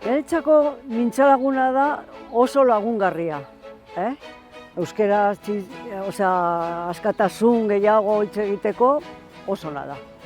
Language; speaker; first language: Basque; non-native, local second language; Spanish